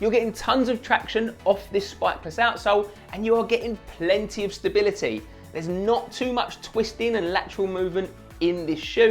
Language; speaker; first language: English; native; English